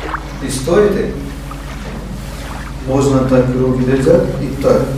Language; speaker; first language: Russian; non-native, learner; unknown